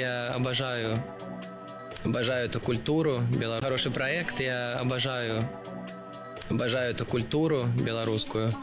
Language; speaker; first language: Russian; early bilingual, other home language; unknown